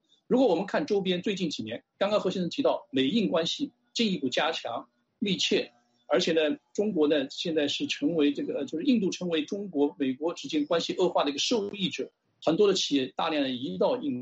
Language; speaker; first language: Chinese; native; Chinese